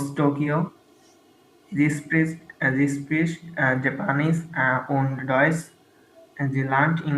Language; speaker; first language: German; non-native, learner; Bangla